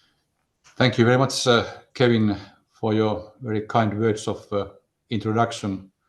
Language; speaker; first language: English; non-native, fluent; Finnish